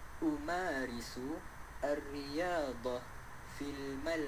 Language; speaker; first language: Arabic; non-native, learner; Malay